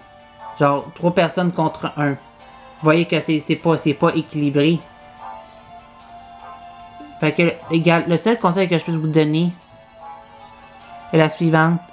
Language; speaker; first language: French; native; French